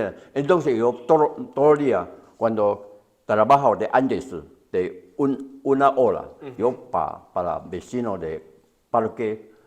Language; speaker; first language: Spanish; non-native, learner; Chinese